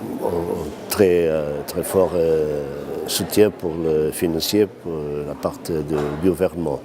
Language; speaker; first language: French; non-native, fluent; Portuguese